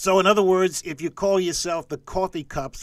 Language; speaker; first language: English; native; English